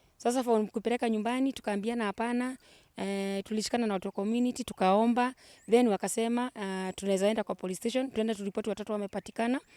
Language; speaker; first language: Swahili; native; Swahili